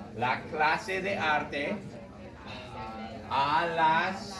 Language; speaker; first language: Spanish; non-native, fluent; English